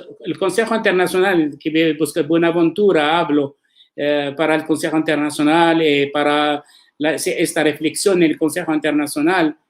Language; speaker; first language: Spanish; non-native, learner; Arabic